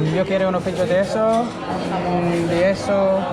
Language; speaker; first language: Spanish; non-native, learner; English